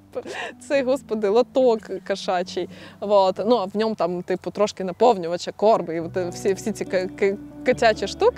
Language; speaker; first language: Ukrainian; native; Ukrainian